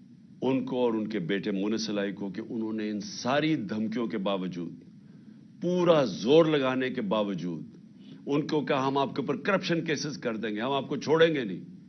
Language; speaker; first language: Urdu; native; Urdu